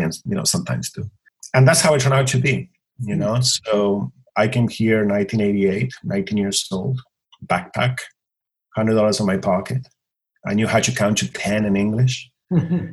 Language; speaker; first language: English; non-native, fluent; Spanish